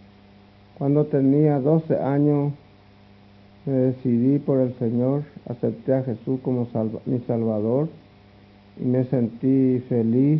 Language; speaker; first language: Spanish; non-native, local second language; Guarani